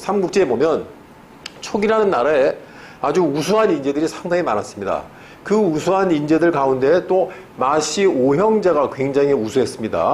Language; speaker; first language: Korean; native; Korean